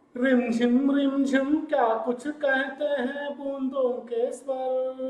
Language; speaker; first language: Hindi; non-native, local second language; Telugu